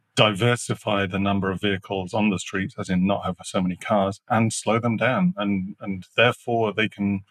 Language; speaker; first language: English; native; English